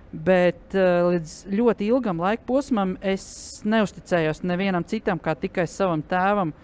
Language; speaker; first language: Latvian; native; Latvian